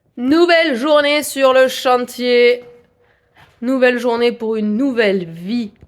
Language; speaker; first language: French; native; French